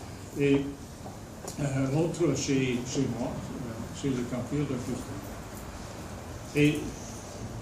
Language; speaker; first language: French; non-native, fluent; English